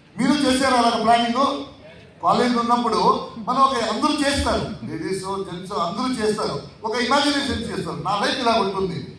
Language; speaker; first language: Telugu; non-native, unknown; Tulu